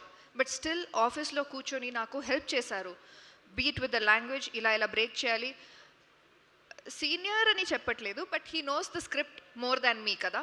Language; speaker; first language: Telugu; non-native, fluent; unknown